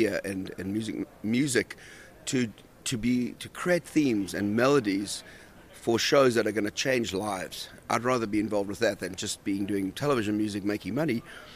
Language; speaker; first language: English; native; English